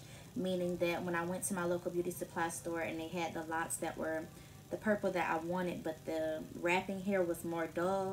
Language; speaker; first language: English; native; English